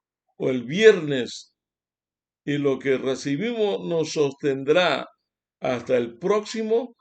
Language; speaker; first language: Spanish; native; Spanish